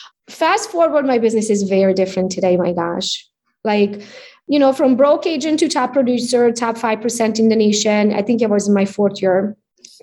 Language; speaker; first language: English; non-native, fluent; Hungarian